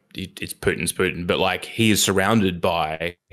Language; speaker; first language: English; native; English